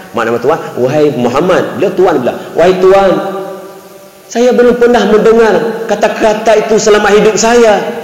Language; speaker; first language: Malay; non-native, local second language; Achinese